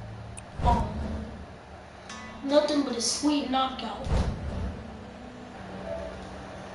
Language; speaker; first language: English; native; English